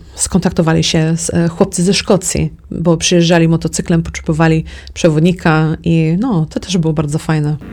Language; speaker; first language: Polish; early bilingual, heritage; Polish